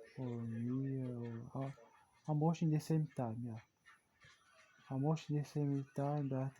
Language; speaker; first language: English; non-native, learner; Portuguese